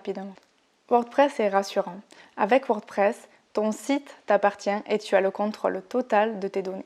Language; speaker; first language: French; native; French